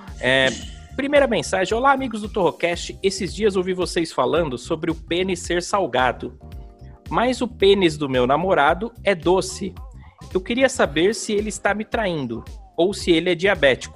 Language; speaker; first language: Portuguese; native; Portuguese